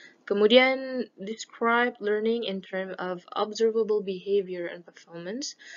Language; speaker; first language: English; non-native, fluent; Indonesian